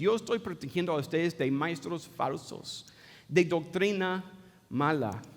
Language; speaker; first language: Spanish; non-native, fluent; English